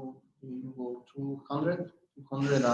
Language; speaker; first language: English; non-native, learner; Spanish